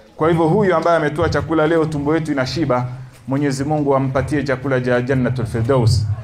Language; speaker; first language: Swahili; native; Swahili